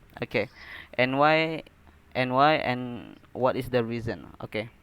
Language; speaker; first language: English; non-native, learner; Indonesian